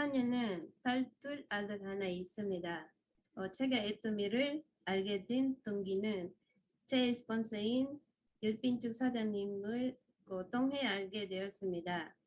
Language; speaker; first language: Korean; non-native, fluent; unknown